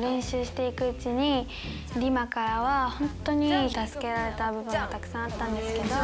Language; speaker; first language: Japanese; native; Japanese